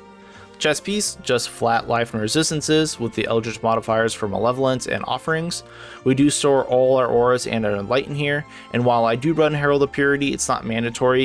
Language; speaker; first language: English; native; English